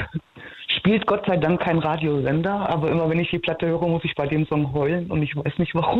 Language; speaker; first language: German; native; German